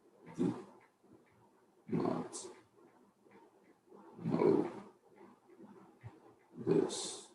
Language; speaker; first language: English; non-native, fluent; Portuguese